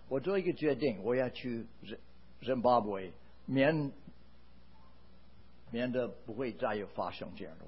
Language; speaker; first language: Chinese; non-native, fluent; English